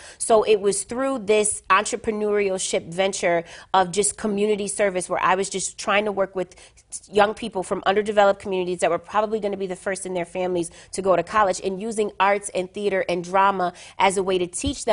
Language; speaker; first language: English; native; English